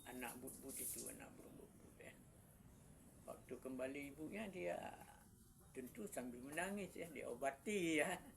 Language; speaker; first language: Malay; non-native, local second language; Achinese